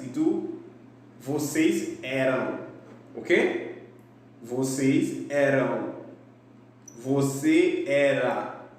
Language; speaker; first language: Portuguese; non-native, fluent; Haitian Creole